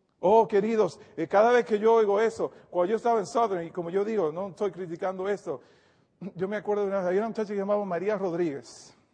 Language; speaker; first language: Spanish; native; Spanish